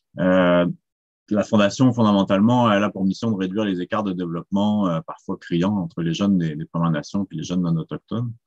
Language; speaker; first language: French; native; French